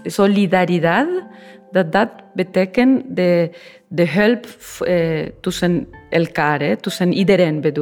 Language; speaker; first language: Dutch; non-native, learner; Spanish